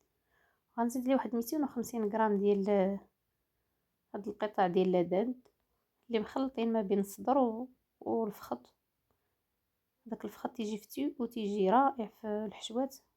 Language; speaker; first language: Arabic; native; Arabic